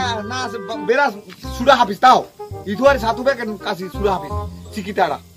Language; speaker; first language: Indonesian; non-native, learner; Bangla